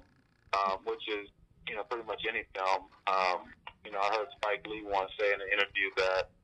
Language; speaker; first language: English; native; English